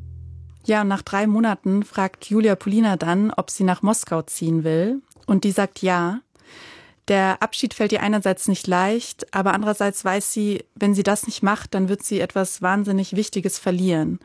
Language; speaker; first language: German; native; German